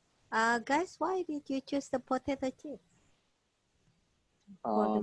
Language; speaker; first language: English; non-native, fluent; Indonesian